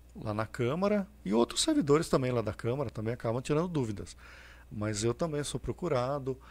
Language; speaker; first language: Portuguese; native; Portuguese